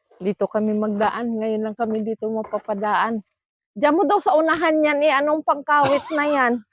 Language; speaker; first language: Filipino; non-native, local second language; Cebuano